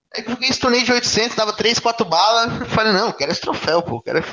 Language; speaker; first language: Portuguese; native; Portuguese